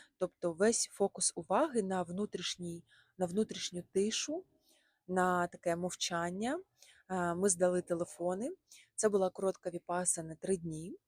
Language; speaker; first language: Ukrainian; non-native, local second language; Russian